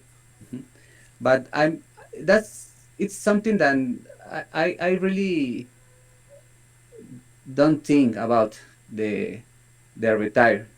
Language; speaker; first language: English; non-native, learner; Spanish